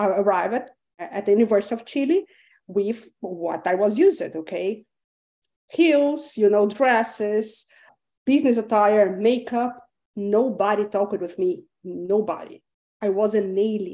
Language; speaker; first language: English; non-native, fluent; Portuguese